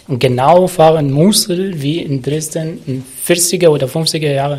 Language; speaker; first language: German; non-native, learner; Arabic